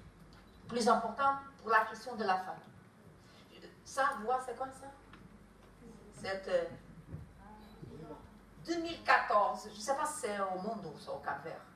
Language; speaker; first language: French; non-native, fluent; Kabuverdianu